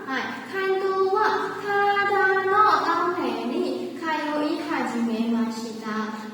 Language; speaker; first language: Japanese; non-native, learner; Burmese